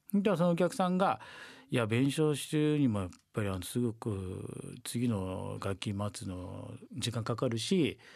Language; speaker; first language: Japanese; native; Japanese